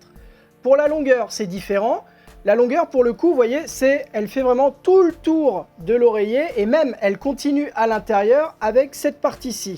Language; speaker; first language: French; native; French